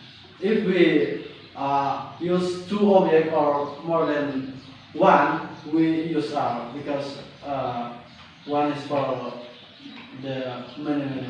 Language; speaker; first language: English; non-native, learner; Indonesian